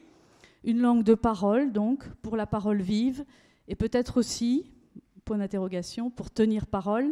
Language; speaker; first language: French; native; French